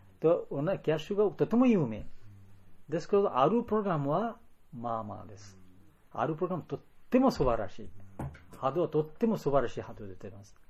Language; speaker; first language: Japanese; non-native, learner; Bangla